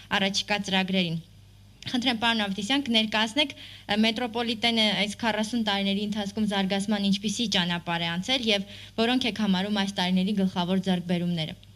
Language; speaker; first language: Armenian; native; Armenian